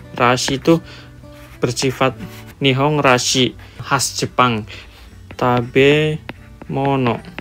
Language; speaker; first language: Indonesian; native; Indonesian